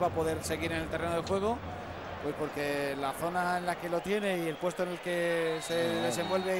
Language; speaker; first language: Spanish; native; Spanish